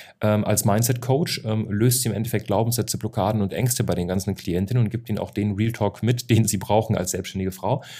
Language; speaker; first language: German; native; German